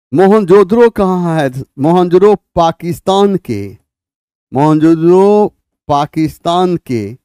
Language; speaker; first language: Hindi; native; Hindi